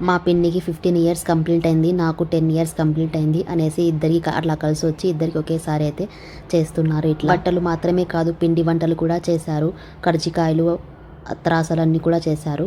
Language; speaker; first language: Telugu; non-native, local second language; Urdu